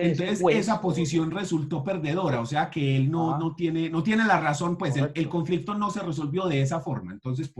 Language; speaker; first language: Spanish; native; Spanish